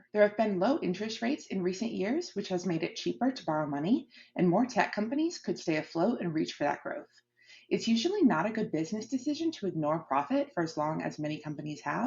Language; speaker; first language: English; native; English